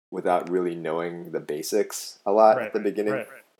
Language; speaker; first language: English; native; English